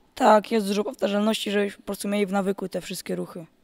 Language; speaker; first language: Polish; native; Polish